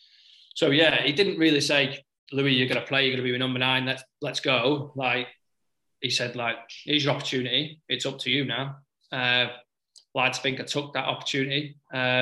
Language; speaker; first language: English; native; English